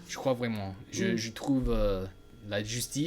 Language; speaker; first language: French; non-native, learner; English